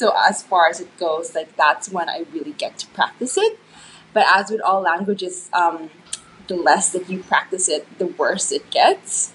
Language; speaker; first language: English; non-native, local second language; Filipino